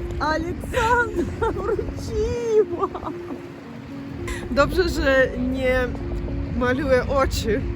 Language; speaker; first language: Polish; non-native, fluent; Russian